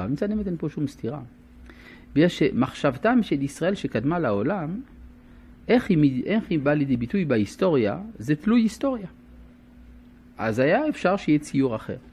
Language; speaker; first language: Hebrew; non-native, fluent; French